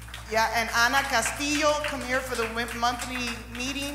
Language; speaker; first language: English; early bilingual, other home language; Spanish